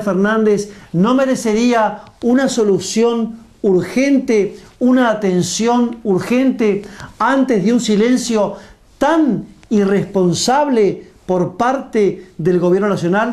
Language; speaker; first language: Spanish; native; Spanish